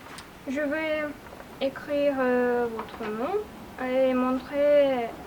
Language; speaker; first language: French; non-native, learner; Russian